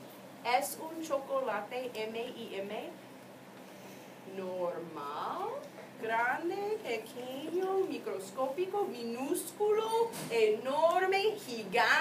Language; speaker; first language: Spanish; non-native, fluent; English